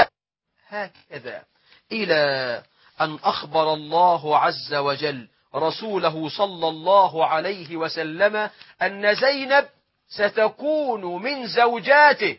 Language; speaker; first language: Arabic; native; Arabic